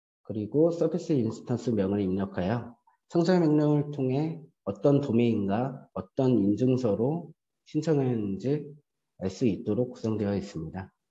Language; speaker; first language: Korean; native; Korean